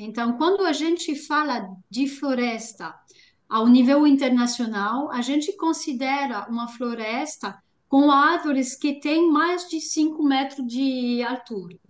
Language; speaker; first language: Portuguese; non-native, fluent; French